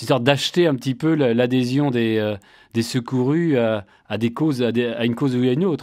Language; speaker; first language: French; native; French